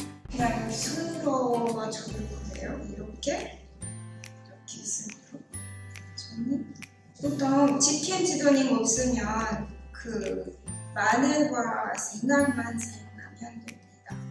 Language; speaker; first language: Korean; non-native, learner; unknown